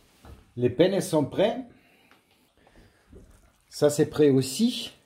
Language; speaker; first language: French; non-native, learner; German